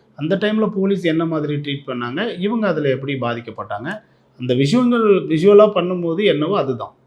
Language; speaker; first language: Tamil; native; Tamil